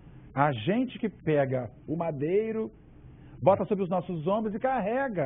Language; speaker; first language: Portuguese; native; Portuguese